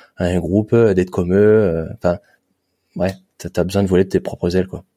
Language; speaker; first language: French; native; French